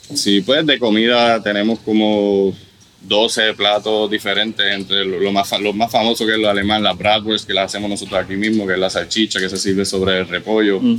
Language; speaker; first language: Spanish; non-native, local second language; German